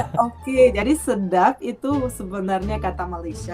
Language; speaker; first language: Indonesian; non-native, fluent; Russian